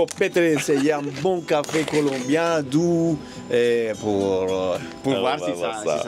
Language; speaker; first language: French; non-native, fluent; Spanish